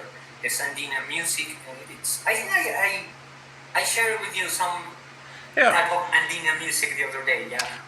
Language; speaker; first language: English; non-native, fluent; Spanish